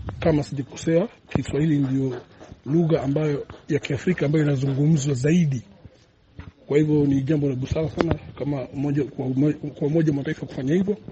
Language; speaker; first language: Swahili; native; Swahili